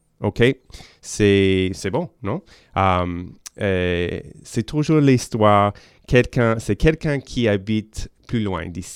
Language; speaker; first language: French; non-native, local second language; English